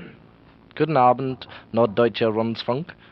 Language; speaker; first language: German; non-native, learner; English